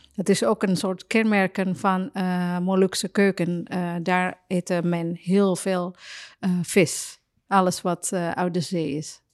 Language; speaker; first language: Dutch; non-native, fluent; Indonesian